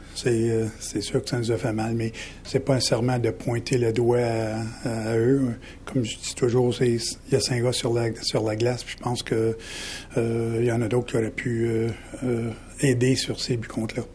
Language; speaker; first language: French; native; French